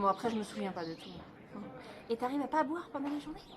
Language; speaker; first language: French; native; French